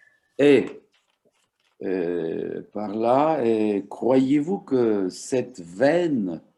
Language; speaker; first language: French; non-native, fluent; Turkish